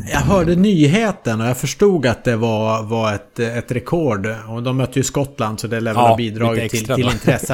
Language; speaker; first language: Swedish; native; Swedish